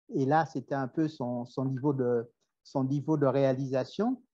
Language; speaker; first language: French; native; French